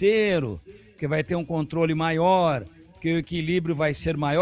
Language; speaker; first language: Portuguese; native; Portuguese